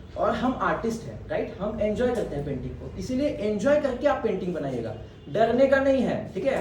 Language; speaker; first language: Hindi; non-native, local second language; Marathi